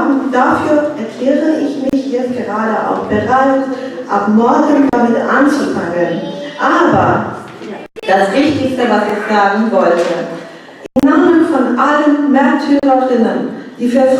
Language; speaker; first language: German; non-native, fluent; Persian